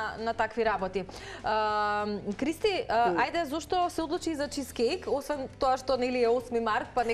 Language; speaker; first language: Macedonian; native; Macedonian